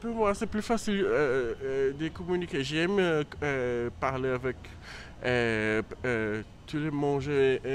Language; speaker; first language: French; non-native, learner; Portuguese